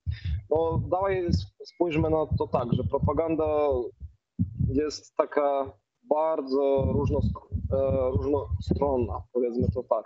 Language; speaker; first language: Polish; non-native, fluent; Ukrainian